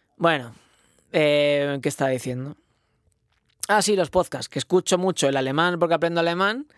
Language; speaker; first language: Spanish; non-native, local second language; Catalan